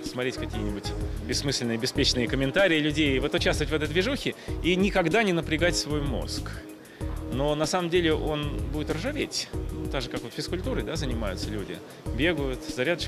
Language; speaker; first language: Russian; native; Russian